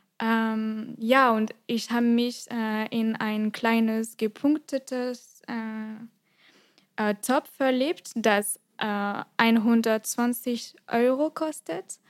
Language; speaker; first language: German; non-native, fluent; French